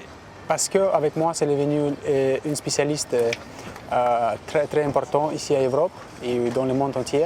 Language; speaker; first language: French; non-native, learner; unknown